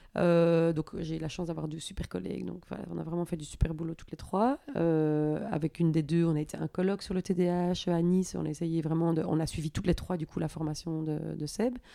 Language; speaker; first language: French; native; French